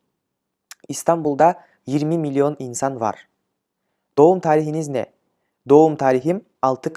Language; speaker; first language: Turkish; non-native, fluent; Kyrgyz